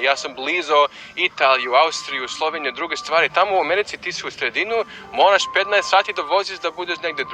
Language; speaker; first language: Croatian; early bilingual, heritage; English